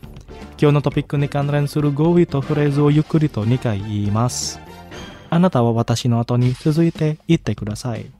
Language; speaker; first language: Japanese; non-native, fluent; Indonesian